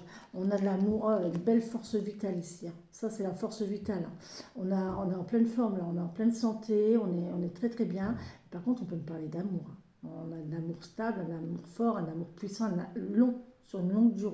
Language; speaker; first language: French; native; French